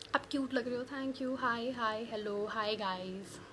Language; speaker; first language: Hindi; native; Hindi